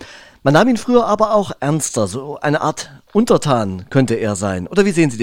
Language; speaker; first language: German; native; German